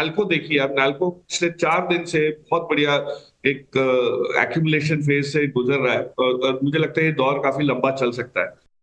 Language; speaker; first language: Hindi; native; Hindi